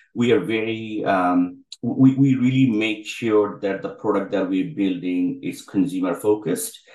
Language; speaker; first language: English; non-native, local second language; Bangla